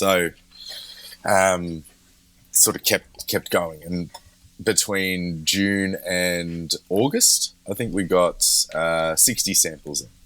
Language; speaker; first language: English; native; English